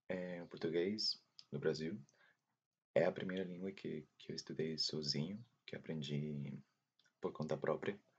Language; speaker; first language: Portuguese; non-native, fluent; Spanish